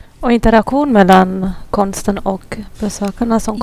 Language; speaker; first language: Swedish; non-native, fluent; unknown